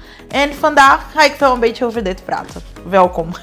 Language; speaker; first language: Dutch; non-native, fluent; Portuguese